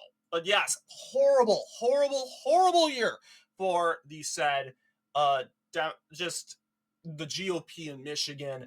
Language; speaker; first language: English; native; English